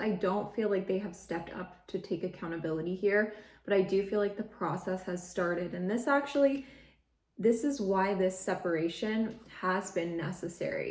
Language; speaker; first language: English; native; English